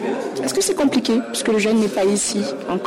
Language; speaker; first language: French; native; French